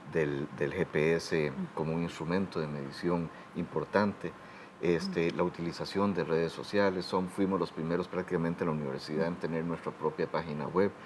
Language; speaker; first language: Spanish; native; Spanish